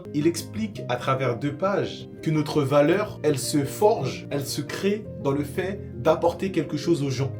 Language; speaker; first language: French; native; French